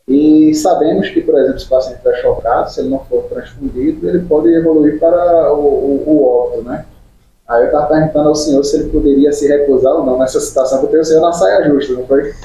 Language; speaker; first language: Portuguese; native; Portuguese